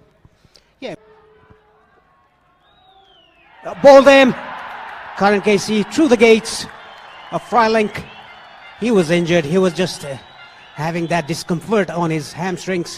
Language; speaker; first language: English; non-native, fluent; Nepali